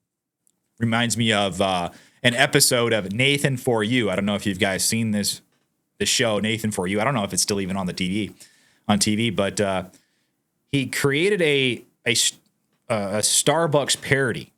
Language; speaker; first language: English; native; English